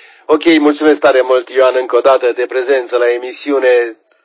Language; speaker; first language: Romanian; native; Romanian